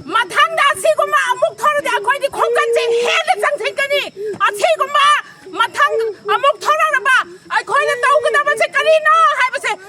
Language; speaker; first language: Manipuri; non-native, local second language; Rongmei Naga